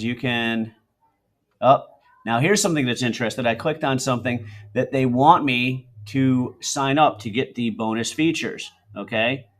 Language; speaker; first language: English; native; English